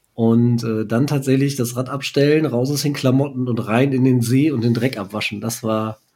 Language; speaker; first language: German; native; German